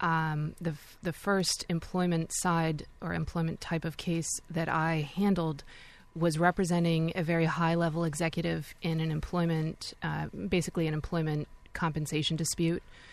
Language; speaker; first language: English; native; English